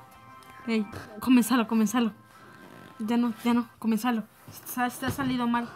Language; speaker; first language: Spanish; native; Spanish